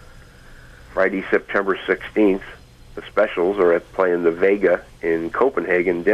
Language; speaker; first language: English; native; English